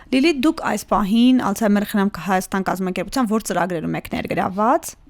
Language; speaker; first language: Armenian; native; Armenian